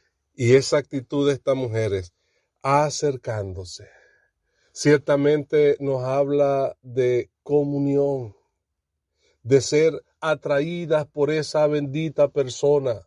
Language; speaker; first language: Spanish; native; Spanish